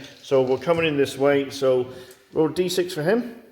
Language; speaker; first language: English; native; English